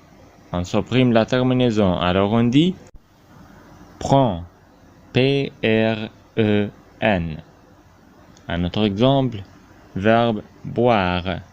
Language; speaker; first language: French; non-native, fluent; Arabic